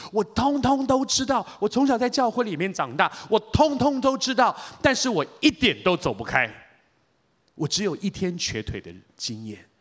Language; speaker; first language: Chinese; native; Chinese